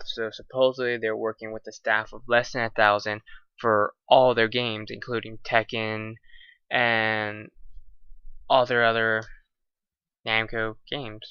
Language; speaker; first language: English; native; English